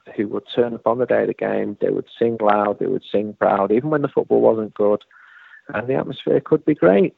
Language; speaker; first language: English; native; English